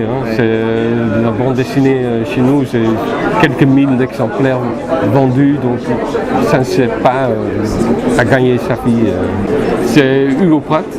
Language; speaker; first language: French; non-native, fluent; Dutch